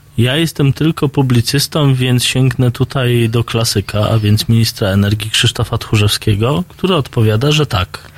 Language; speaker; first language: Polish; native; Polish